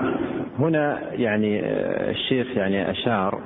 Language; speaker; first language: Arabic; native; Arabic